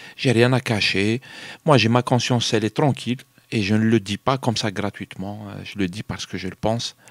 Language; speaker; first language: French; non-native, local second language; Arabic